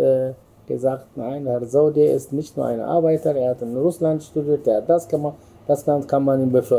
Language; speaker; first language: German; non-native, learner; Amharic